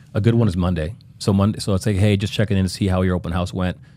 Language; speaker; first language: English; native; English